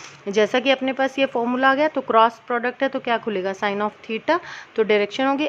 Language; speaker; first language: Hindi; native; Hindi